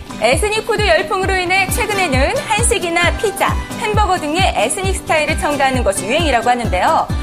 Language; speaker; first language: Korean; native; Korean